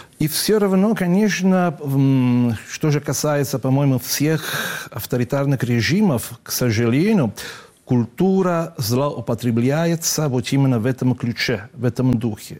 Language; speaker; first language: Russian; non-native, fluent; Italian